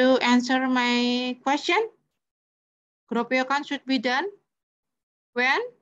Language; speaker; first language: English; non-native, fluent; Indonesian